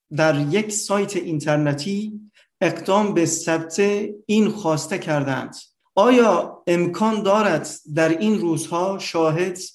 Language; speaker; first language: Persian; non-native, fluent; Turkish